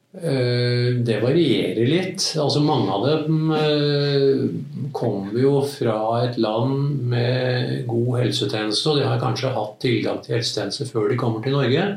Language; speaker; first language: Norwegian; native; Norwegian